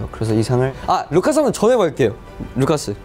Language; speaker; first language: Korean; early bilingual, heritage; Korean